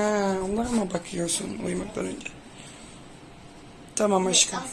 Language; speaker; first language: Turkish; non-native, fluent; Dutch